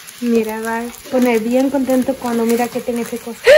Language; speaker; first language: Spanish; early bilingual, other home language; English